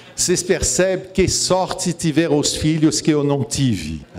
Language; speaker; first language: Portuguese; non-native, fluent; French